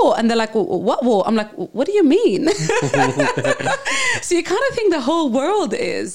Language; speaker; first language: English; non-native, fluent; Arabic